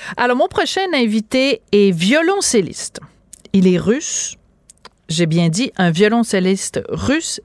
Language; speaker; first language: French; native; French